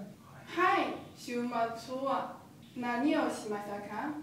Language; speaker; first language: Japanese; non-native, learner; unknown